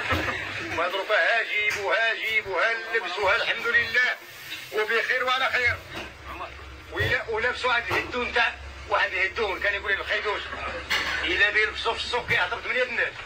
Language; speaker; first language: Arabic; native; Arabic